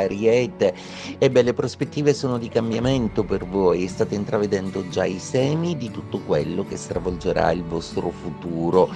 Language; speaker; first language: Italian; native; Italian